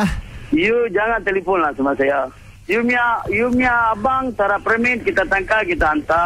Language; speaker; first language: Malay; non-native, local second language; Tamil